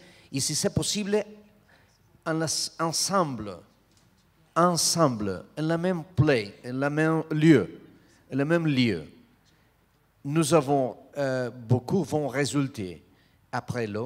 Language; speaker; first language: French; non-native, learner; Spanish